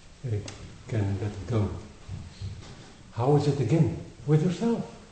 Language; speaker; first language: English; non-native, fluent; Dutch